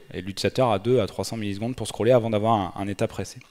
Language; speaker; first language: French; native; French